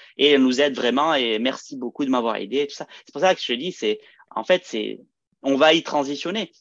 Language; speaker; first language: French; early bilingual, heritage; French